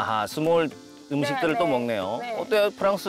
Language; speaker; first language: Korean; native; Korean